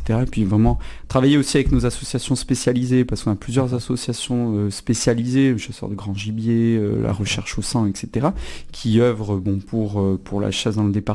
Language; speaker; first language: French; native; French